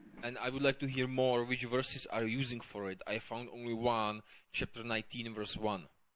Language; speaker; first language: English; non-native, fluent; Czech